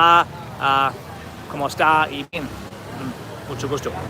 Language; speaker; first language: Spanish; non-native, learner; English